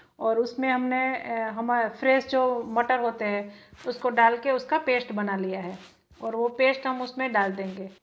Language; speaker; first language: Hindi; non-native, local second language; Gujarati